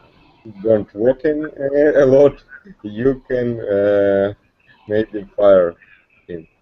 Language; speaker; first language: English; non-native, learner; Russian